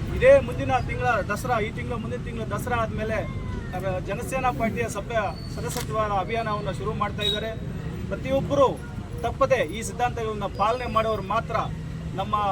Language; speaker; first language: Kannada; non-native, local second language; Telugu